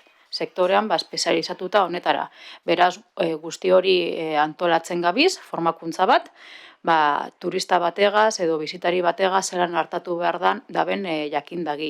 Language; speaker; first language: Basque; native; Basque